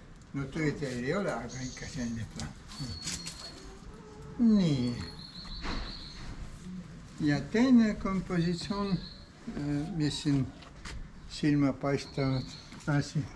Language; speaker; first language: Estonian; non-native, learner; Ukrainian